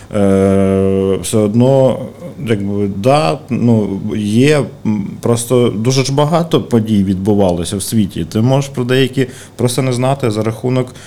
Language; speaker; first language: Ukrainian; native; Ukrainian